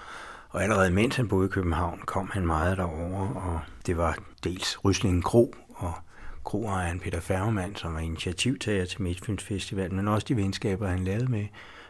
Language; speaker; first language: Danish; native; Danish